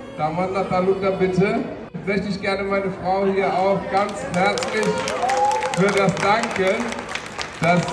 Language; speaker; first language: German; non-native, fluent; Bangla